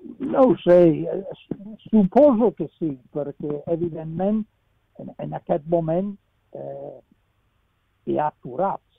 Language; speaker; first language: Catalan; non-native, fluent; English